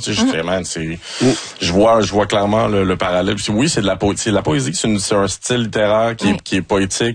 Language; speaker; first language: French; native; French